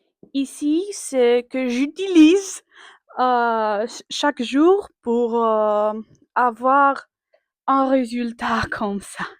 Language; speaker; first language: French; non-native, learner; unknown